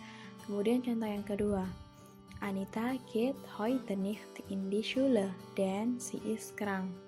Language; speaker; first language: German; non-native, fluent; Indonesian